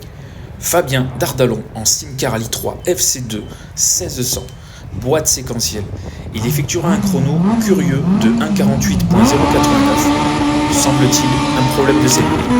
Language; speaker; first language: French; native; French